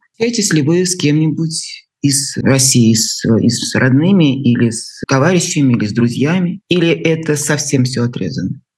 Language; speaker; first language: Russian; native; Russian